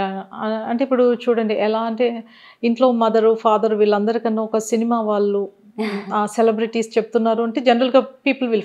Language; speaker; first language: Telugu; native; Telugu